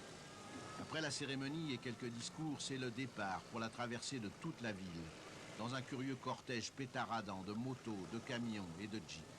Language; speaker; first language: French; native; French